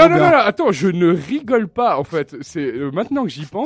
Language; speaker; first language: French; native; French